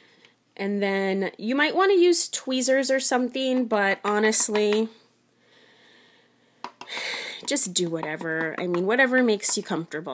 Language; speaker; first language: English; native; English